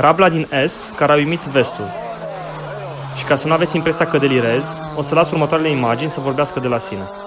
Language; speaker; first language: Romanian; native; Romanian